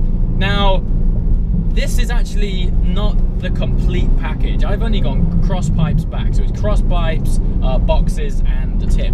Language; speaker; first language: English; native; English